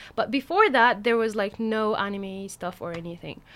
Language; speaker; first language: English; non-native, fluent; Arabic